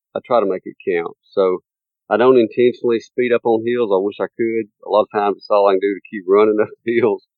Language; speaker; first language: English; native; English